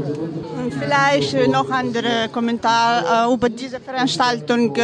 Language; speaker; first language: German; non-native, learner; Ukrainian